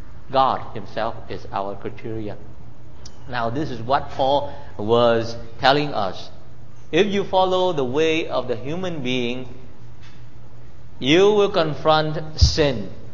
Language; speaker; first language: English; non-native, fluent; Vietnamese